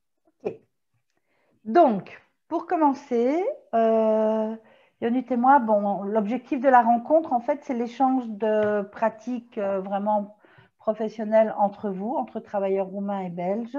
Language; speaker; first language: French; native; French